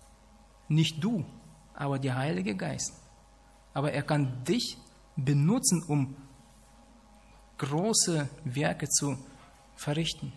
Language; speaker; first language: German; non-native, fluent; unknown